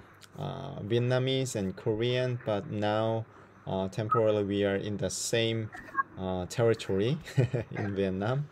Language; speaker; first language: English; non-native, fluent; Korean